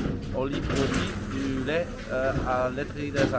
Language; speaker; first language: French; non-native, local second language; Dutch